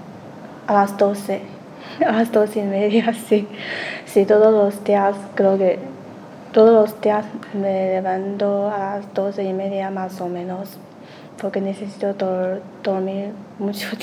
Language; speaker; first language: Spanish; non-native, learner; Chinese